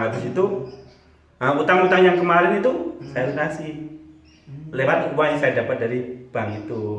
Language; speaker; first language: Indonesian; non-native, local second language; Javanese